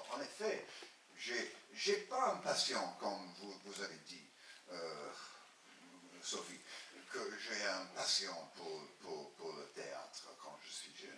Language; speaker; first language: French; non-native, learner; English